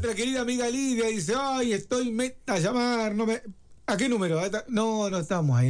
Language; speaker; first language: Spanish; native; Spanish